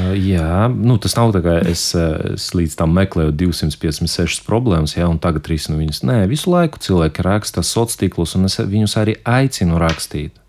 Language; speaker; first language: Latvian; non-native, local second language; Russian